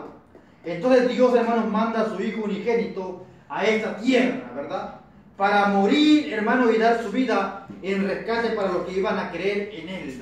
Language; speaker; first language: Spanish; native; Spanish